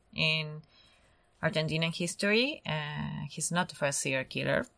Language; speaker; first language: English; non-native, fluent; Spanish